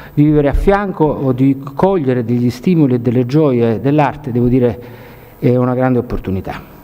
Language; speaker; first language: Italian; native; Italian